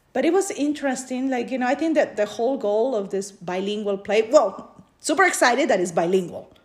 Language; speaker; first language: English; non-native, fluent; Spanish